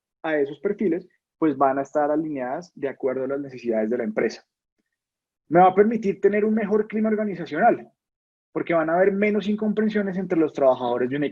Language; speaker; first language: Spanish; native; Spanish